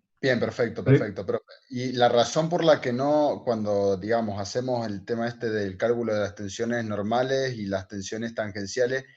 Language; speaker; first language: Spanish; native; Spanish